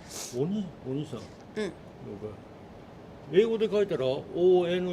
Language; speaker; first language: Japanese; native; Japanese